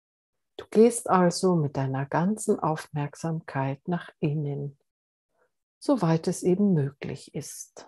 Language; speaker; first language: German; native; German